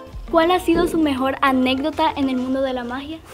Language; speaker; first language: Spanish; native; Spanish